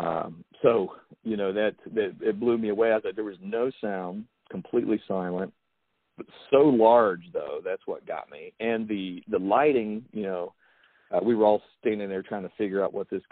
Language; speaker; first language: English; native; English